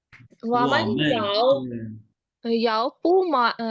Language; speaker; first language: Chinese; non-native, learner; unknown